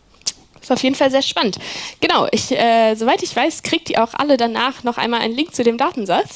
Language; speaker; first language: German; native; German